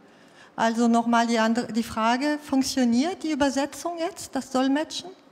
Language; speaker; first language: German; non-native, learner; French